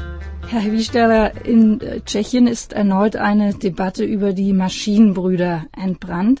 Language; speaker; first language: German; native; German